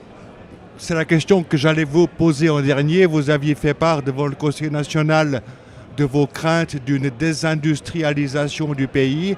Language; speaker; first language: French; native; French